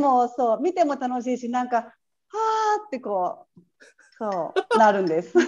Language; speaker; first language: Japanese; native; Japanese